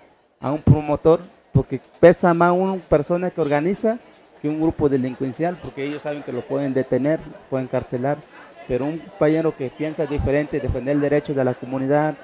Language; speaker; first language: Spanish; non-native, local second language; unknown